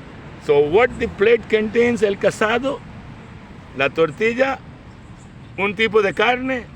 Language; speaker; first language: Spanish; non-native, fluent; Urdu